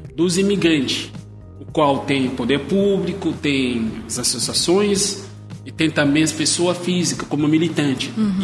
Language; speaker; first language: Portuguese; non-native, fluent; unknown